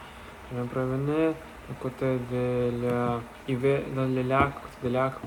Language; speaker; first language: French; non-native, learner; Russian